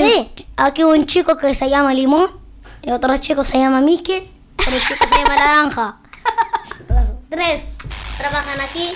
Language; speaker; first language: Spanish; non-native, learner; Arabic